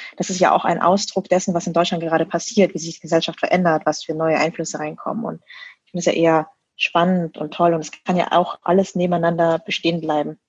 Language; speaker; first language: German; early bilingual, other home language; Vietnamese